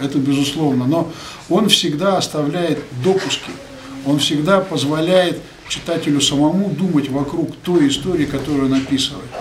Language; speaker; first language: Russian; native; Russian